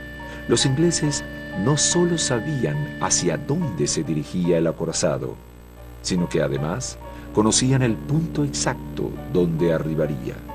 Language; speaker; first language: Spanish; native; Spanish